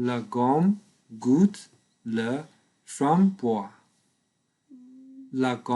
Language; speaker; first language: French; non-native, learner; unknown